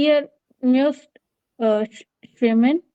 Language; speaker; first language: German; non-native, learner; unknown